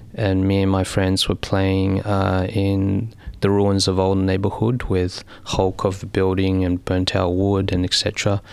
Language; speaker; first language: English; early bilingual, other home language; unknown